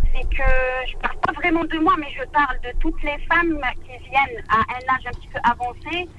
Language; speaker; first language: French; non-native, local second language; Arabic